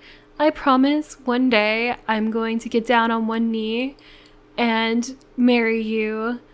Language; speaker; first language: English; native; English